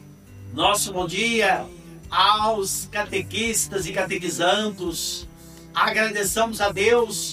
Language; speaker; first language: Portuguese; native; Portuguese